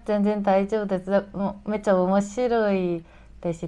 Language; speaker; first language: Japanese; non-native, learner; Korean